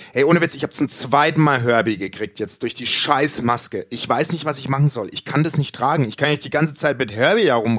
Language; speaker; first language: German; native; German